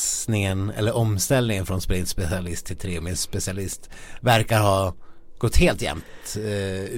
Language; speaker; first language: Swedish; native; Swedish